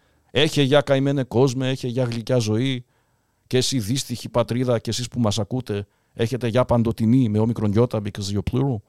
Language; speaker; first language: Greek; early bilingual, heritage; Greek